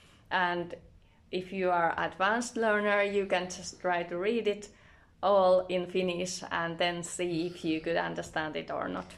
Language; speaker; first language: English; non-native, fluent; Finnish